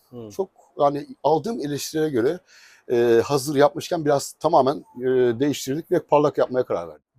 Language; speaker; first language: Turkish; native; Turkish